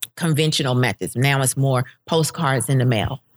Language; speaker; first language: English; native; English